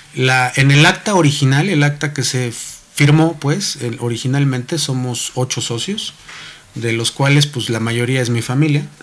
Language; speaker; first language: Spanish; native; Spanish